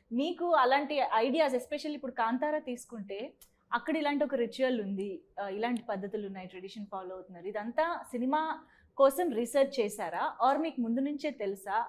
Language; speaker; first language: Telugu; native; Telugu